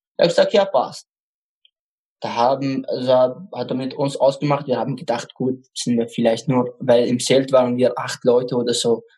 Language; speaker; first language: German; non-native, fluent; Arabic